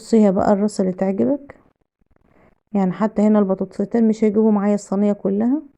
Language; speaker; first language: Arabic; native; Arabic